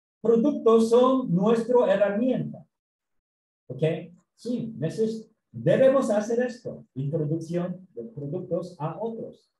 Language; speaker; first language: Spanish; non-native, learner; Korean